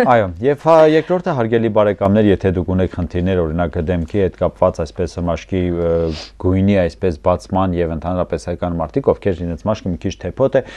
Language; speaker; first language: Armenian; native; Armenian